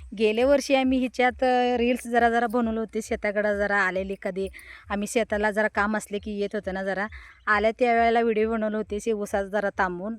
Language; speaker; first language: Marathi; non-native, local second language; Kannada